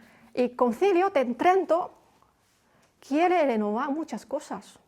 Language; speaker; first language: Spanish; non-native, fluent; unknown